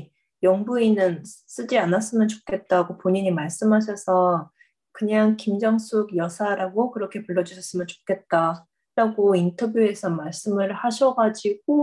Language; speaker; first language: Korean; early bilingual, heritage; Korean